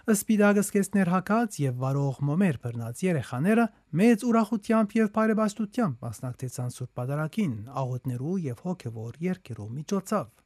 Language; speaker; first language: Armenian; native; Armenian